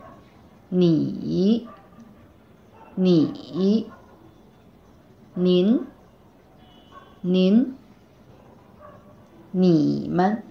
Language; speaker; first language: Chinese; non-native, fluent; Bangla